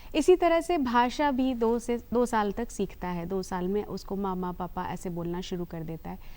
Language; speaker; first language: Hindi; native; Hindi